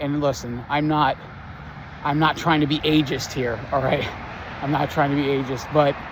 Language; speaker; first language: English; native; English